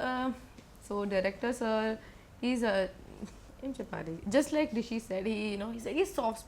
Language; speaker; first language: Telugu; non-native, learner; Malayalam